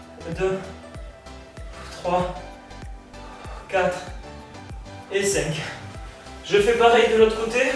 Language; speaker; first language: French; native; French